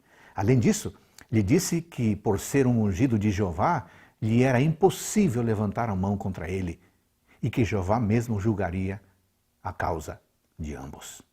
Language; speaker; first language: Portuguese; native; Portuguese